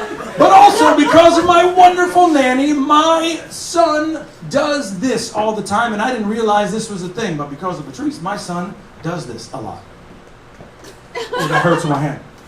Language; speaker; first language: English; native; English